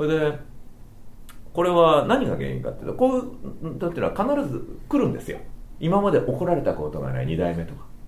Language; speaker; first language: Japanese; native; Japanese